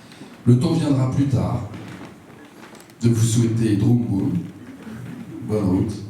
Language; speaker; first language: French; native; French